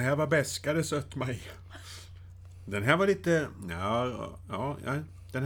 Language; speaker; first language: Swedish; native; Swedish